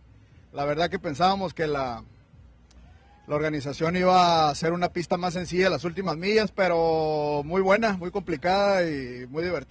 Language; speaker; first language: Spanish; native; Spanish